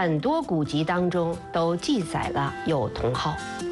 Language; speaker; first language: Chinese; native; Chinese